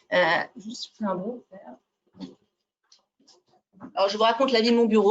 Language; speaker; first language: French; native; French